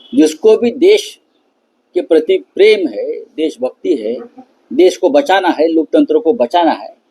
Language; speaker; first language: Hindi; non-native, local second language; Marathi